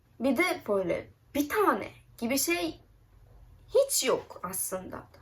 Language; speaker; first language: Turkish; non-native, learner; Japanese